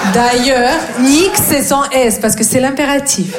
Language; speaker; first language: French; non-native, fluent; Russian